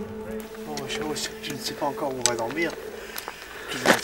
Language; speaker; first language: French; native; French